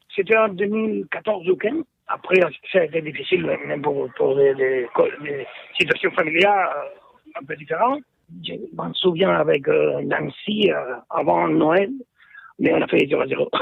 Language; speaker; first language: French; non-native, fluent; Spanish